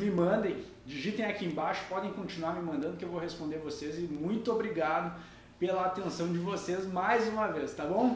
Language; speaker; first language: Portuguese; native; Portuguese